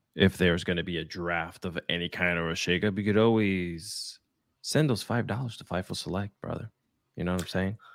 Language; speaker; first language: English; non-native, fluent; Spanish